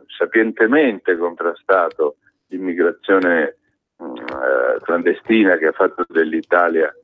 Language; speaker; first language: Italian; native; Italian